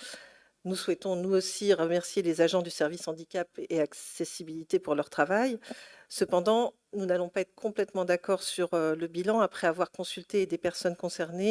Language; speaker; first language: French; native; French